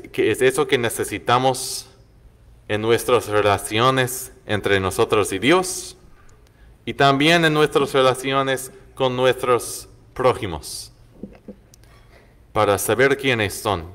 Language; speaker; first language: Spanish; non-native, fluent; English